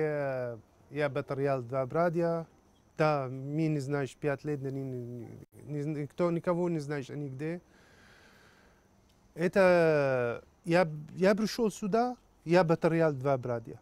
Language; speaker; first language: Russian; non-native, learner; Arabic